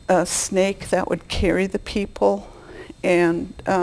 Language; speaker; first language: English; native; English